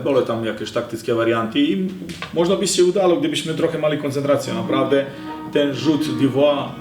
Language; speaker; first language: Polish; non-native, learner; Serbian